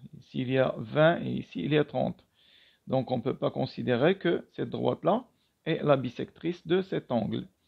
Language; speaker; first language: French; non-native, local second language; Arabic